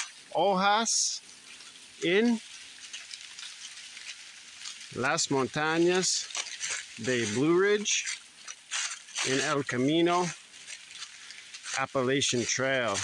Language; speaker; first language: Spanish; non-native, learner; English